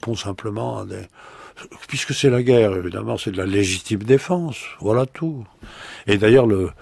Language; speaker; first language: French; native; French